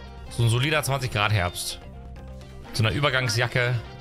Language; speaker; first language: German; native; German